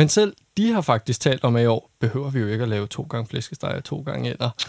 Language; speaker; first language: Danish; native; Danish